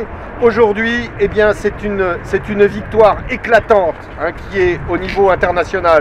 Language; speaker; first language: French; native; French